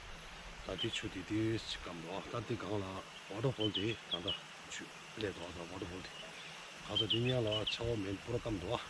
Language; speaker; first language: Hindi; non-native, local second language; Tibetan